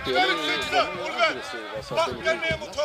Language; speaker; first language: Swedish; native; Swedish